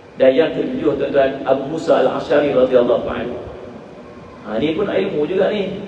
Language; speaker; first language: Malay; native; Malay